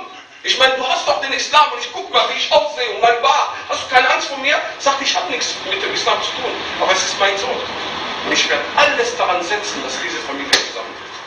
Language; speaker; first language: German; non-native, fluent; Arabic